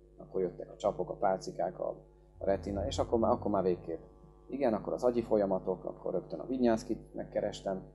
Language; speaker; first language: Hungarian; early bilingual, other home language; Polish